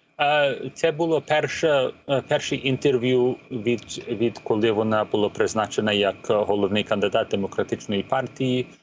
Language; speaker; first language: Ukrainian; early bilingual, heritage; Ukrainian